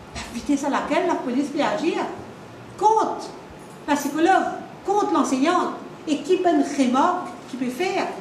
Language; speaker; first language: French; non-native, local second language; Morisyen